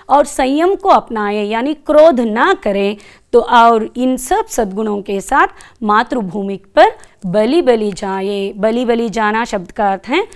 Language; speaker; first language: Hindi; non-native, local second language; Kannada